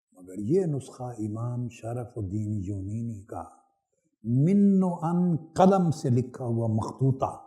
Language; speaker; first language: Urdu; non-native, local second language; Punjabi